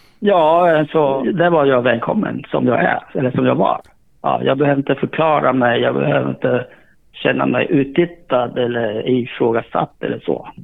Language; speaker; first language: Swedish; early bilingual, other home language; Vietnamese